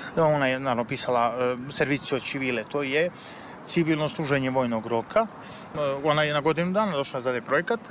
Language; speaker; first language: Serbian; native; Serbian